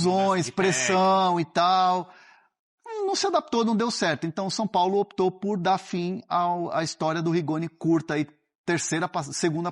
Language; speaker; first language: Portuguese; native; Portuguese